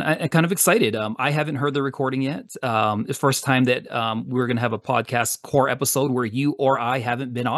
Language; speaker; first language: English; native; English